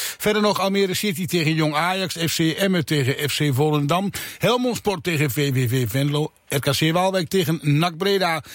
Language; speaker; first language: Dutch; native; Dutch